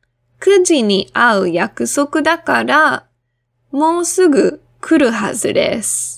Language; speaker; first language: Japanese; non-native, fluent; English